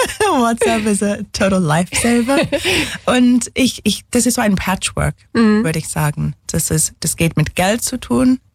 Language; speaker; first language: German; non-native, fluent; English